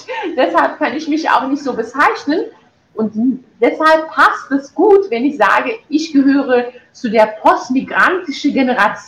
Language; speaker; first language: German; early bilingual, other home language; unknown